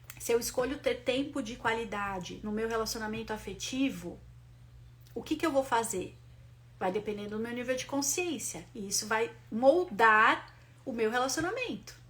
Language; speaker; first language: Portuguese; native; Portuguese